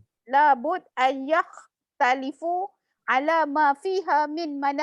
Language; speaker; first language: Arabic; non-native, learner; Malay